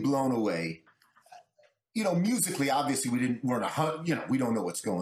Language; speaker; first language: English; native; English